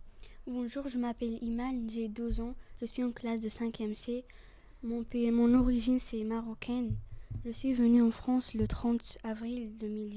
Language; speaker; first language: French; early bilingual, other home language; Arabic